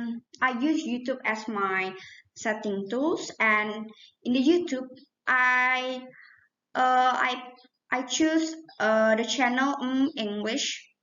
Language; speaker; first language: English; non-native, learner; Indonesian